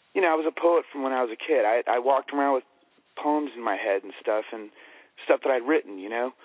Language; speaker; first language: English; native; English